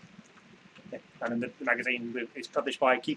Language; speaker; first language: English; native; English